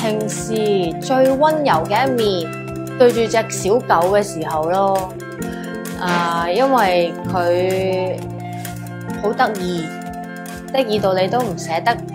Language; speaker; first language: Cantonese; native; Cantonese